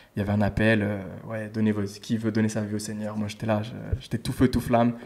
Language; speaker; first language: French; native; French